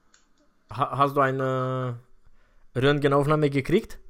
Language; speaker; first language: German; non-native, fluent; Romanian